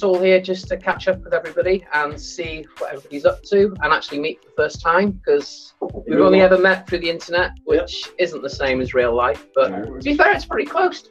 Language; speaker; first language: English; native; English